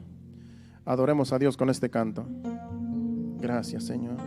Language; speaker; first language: Spanish; native; Spanish